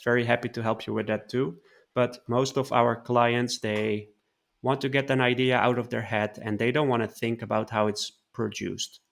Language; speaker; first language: English; non-native, fluent; Dutch